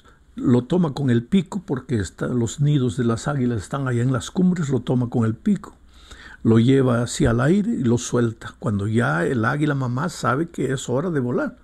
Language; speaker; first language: Spanish; native; Spanish